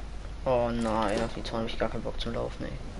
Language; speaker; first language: German; native; German